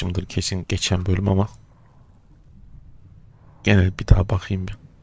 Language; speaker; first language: Turkish; native; Turkish